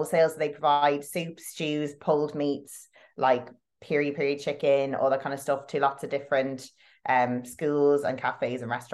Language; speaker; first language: English; native; English